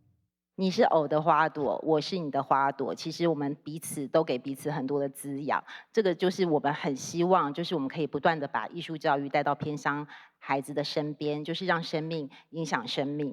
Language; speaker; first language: Chinese; native; Chinese